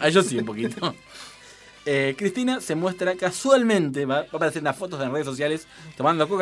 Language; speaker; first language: Spanish; native; Spanish